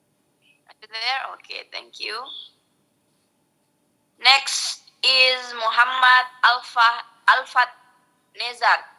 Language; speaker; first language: English; non-native, local second language; Indonesian